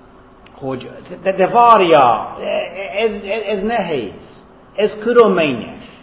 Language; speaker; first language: Hungarian; non-native, fluent; German